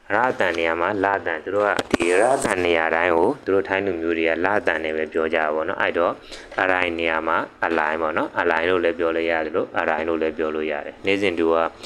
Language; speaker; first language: Burmese; native; Burmese